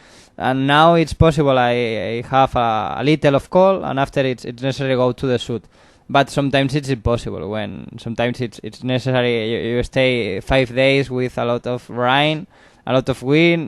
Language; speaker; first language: English; non-native, learner; Spanish